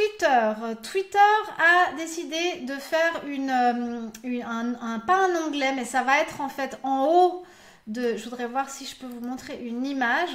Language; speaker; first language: French; native; French